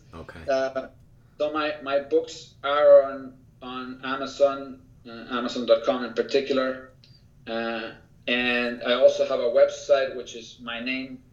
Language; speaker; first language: English; early bilingual, other home language; Spanish